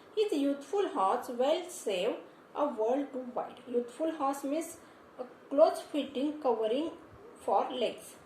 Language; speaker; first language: English; non-native, local second language; Marathi